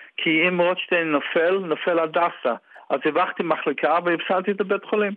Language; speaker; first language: Hebrew; non-native, fluent; Yiddish